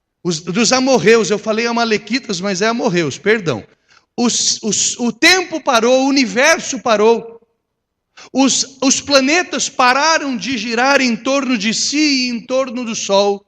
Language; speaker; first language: Portuguese; native; Portuguese